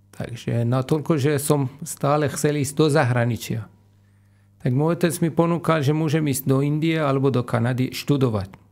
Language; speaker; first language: Slovak; non-native, fluent; Persian